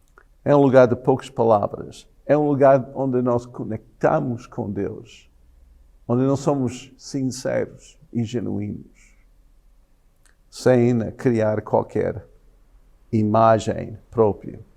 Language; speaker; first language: Portuguese; non-native, fluent; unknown